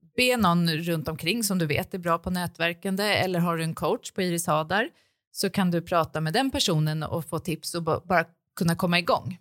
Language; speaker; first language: Swedish; native; Swedish